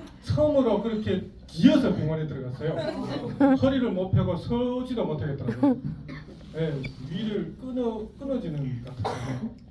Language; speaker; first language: Korean; non-native, fluent; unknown